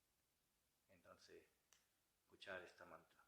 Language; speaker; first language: Spanish; non-native, learner; Bangla